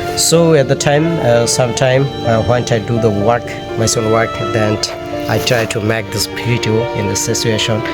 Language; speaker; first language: English; non-native, learner; Bangla